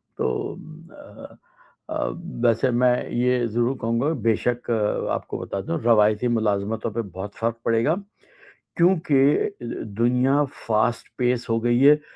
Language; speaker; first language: Urdu; native; Urdu